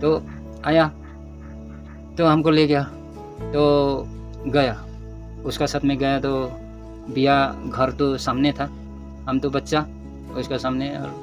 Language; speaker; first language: Hindi; non-native, local second language; Nepali